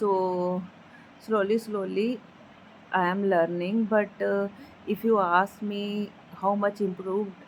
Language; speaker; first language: English; non-native, learner; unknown